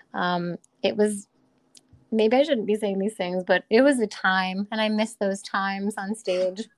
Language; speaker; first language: English; native; English